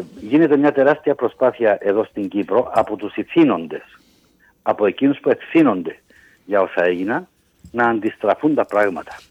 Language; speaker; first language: Greek; native; Greek